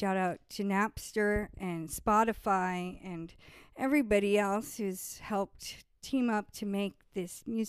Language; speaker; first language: English; native; English